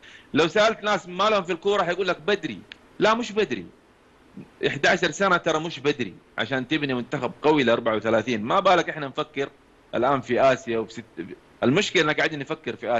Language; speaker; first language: Arabic; native; Arabic